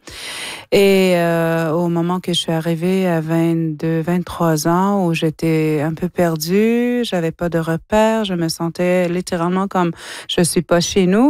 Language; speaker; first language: French; non-native, local second language; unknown